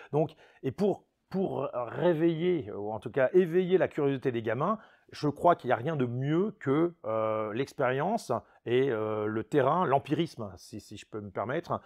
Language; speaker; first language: French; native; French